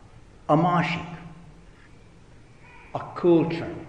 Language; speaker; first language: Hungarian; non-native, fluent; English